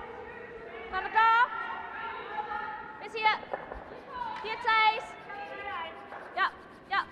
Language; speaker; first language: German; native; German